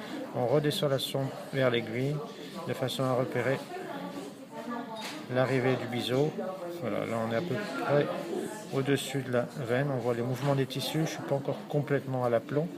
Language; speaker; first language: French; native; French